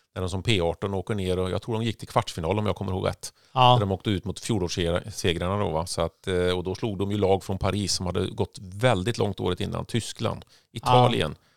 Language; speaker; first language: Swedish; native; Swedish